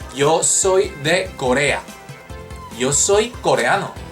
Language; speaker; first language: Spanish; non-native, fluent; Korean